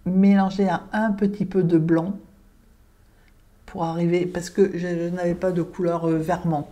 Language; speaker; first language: French; native; French